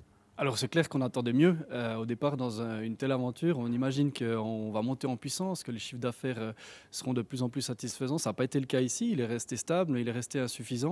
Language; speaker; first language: French; native; French